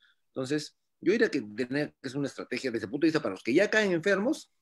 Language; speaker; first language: Spanish; native; Spanish